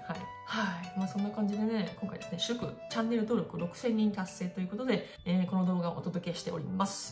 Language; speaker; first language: Japanese; native; Japanese